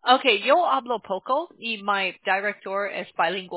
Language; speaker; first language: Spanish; non-native, learner; English